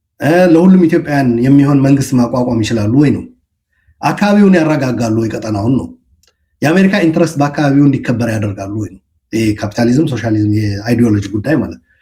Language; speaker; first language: Amharic; non-native, local second language; Tigrinya